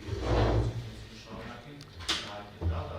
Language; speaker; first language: Armenian; native; Armenian